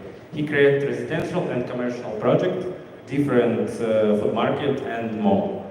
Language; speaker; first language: English; non-native, learner; Russian